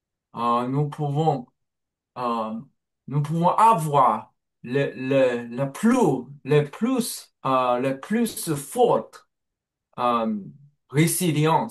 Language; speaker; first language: French; non-native, learner; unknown